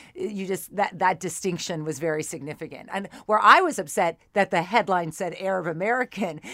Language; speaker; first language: English; native; English